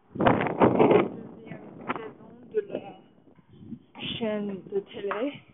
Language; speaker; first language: French; non-native, learner; Chinese